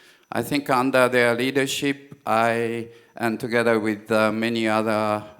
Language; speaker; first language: English; non-native, fluent; Japanese